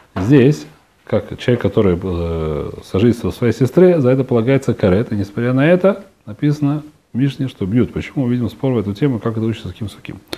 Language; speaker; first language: Russian; early bilingual, heritage; Russian